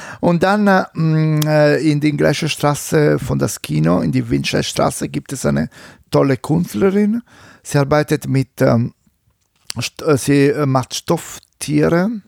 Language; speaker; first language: German; non-native, fluent; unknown